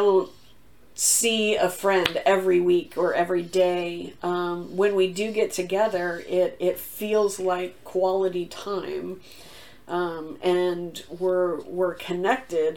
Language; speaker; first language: English; native; English